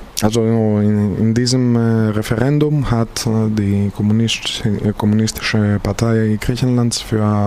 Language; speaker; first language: German; non-native, fluent; Greek